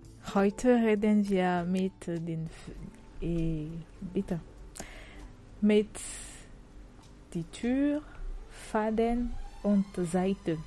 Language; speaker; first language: German; non-native, learner; French